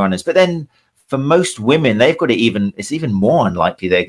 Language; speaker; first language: English; native; English